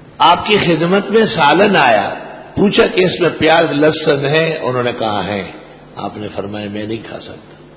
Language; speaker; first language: Urdu; non-native, local second language; Pashto